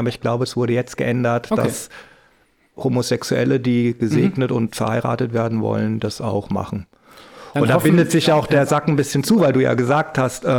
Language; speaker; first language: German; native; German